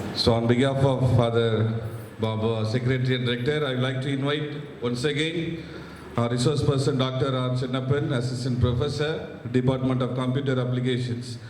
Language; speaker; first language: English; non-native, local second language; Tamil